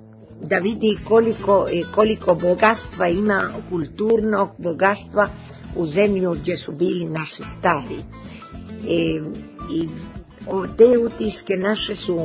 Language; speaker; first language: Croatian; early bilingual, heritage; Serbian